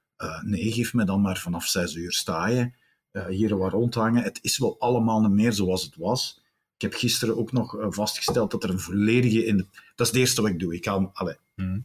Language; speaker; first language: Dutch; native; Dutch